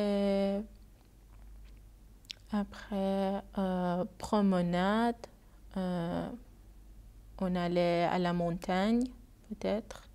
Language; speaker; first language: French; non-native, learner; Persian